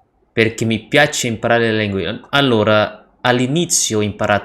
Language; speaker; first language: Italian; non-native, fluent; Indonesian